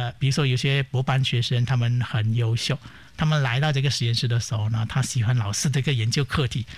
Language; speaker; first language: Chinese; native; Chinese